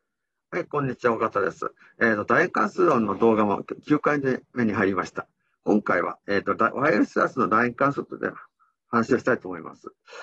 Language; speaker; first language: Japanese; native; Japanese